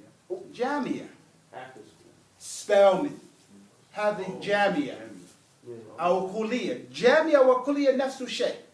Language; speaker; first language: Arabic; non-native, fluent; English